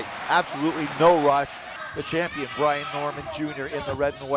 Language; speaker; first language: English; native; English